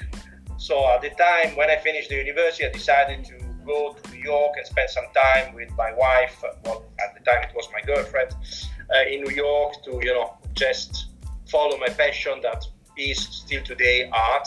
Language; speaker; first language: English; non-native, fluent; Italian